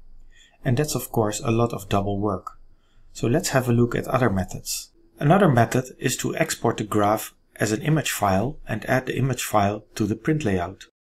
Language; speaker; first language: English; non-native, fluent; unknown